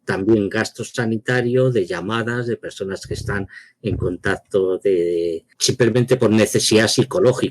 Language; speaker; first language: Spanish; native; Spanish